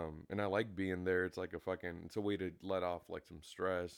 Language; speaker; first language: English; early bilingual, other home language; Spanish